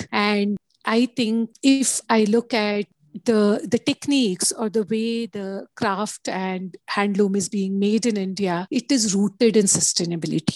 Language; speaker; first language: English; non-native, local second language; Gujarati